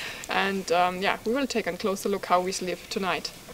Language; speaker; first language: English; non-native, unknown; German